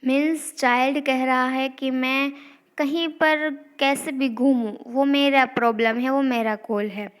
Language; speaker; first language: Hindi; non-native, local second language; Gujarati